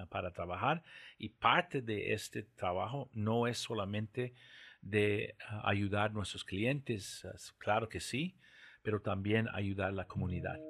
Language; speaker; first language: Spanish; non-native, fluent; English